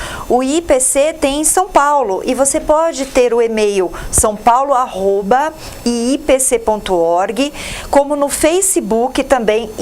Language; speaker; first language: Portuguese; native; Portuguese